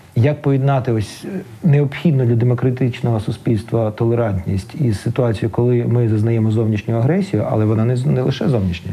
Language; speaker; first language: Ukrainian; non-native, local second language; Russian